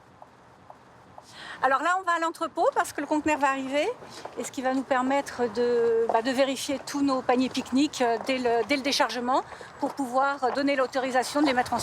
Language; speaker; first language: French; native; French